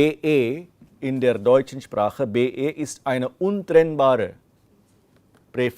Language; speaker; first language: German; non-native, fluent; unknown